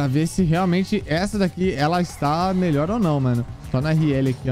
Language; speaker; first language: Portuguese; native; Portuguese